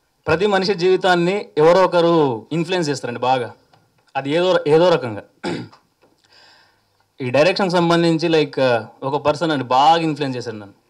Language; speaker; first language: Telugu; native; Telugu